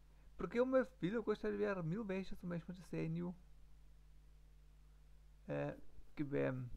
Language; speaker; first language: Portuguese; non-native, learner; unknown